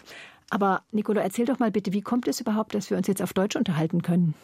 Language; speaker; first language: German; native; German